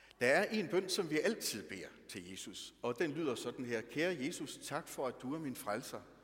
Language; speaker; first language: Danish; native; Danish